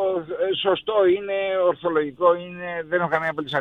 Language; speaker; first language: Greek; native; Greek